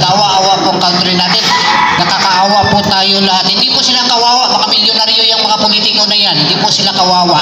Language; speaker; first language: Filipino; non-native, local second language; Cebuano